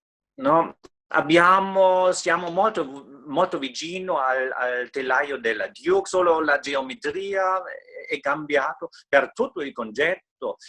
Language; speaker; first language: Italian; non-native, fluent; German